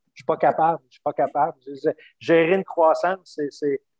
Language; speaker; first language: French; native; French